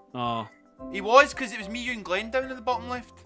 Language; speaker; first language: English; native; English